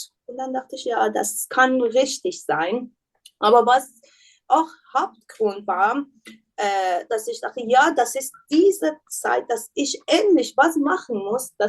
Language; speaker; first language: German; non-native, learner; Persian